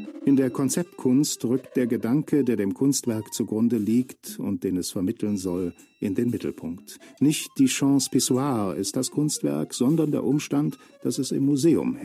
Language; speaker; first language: German; native; German